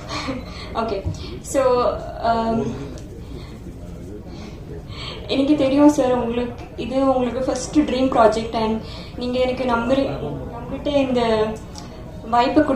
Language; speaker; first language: Tamil; non-native, learner; Bangla